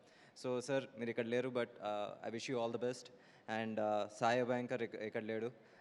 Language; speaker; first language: Telugu; native; Telugu